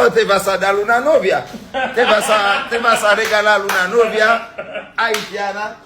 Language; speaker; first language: Spanish; non-native, learner; Haitian Creole